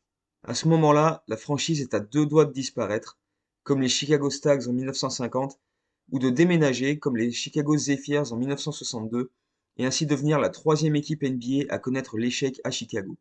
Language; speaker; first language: French; native; French